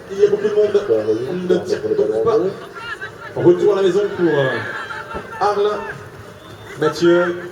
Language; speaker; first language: French; native; French